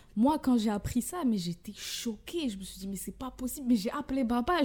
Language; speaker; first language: French; early bilingual, other home language; Arabic